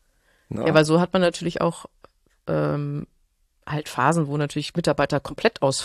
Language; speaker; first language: German; native; German